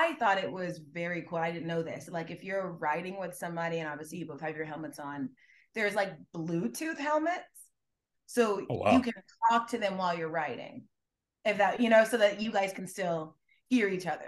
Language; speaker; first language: English; native; English